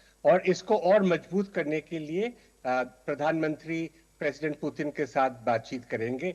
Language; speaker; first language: Hindi; native; Hindi